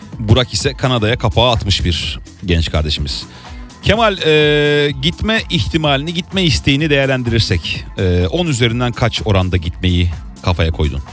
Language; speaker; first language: Turkish; native; Turkish